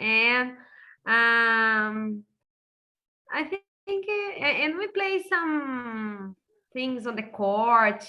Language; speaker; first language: English; non-native, fluent; Portuguese